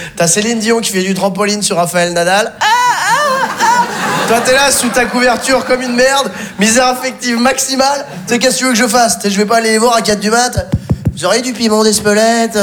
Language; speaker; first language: French; native; French